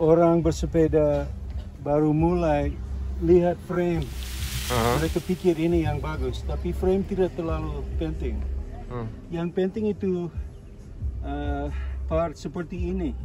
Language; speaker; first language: Indonesian; non-native, learner; English